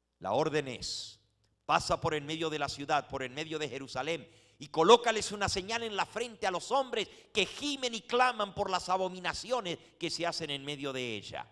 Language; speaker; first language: Spanish; native; Spanish